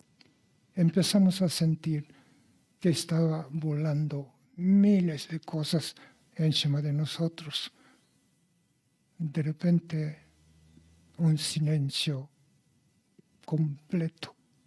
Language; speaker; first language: Spanish; non-native, fluent; Japanese